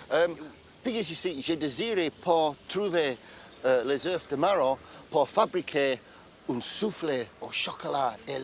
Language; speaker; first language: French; non-native, learner; English